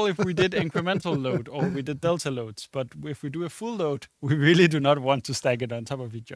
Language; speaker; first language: English; non-native, fluent; Danish